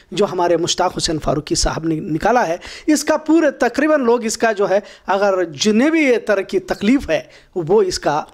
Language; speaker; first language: Urdu; native; Urdu